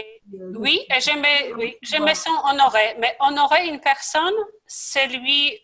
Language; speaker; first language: French; non-native, fluent; Polish